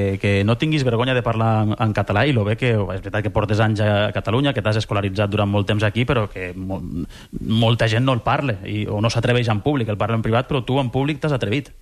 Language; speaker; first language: Catalan; native; Catalan